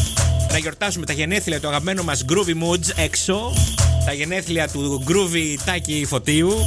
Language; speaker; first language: Greek; native; Greek